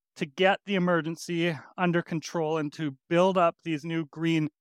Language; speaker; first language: English; native; English